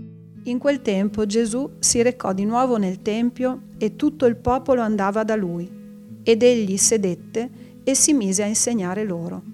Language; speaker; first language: Italian; native; Italian